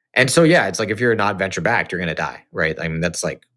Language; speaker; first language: English; native; English